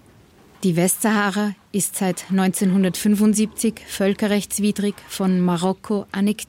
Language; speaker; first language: German; native; German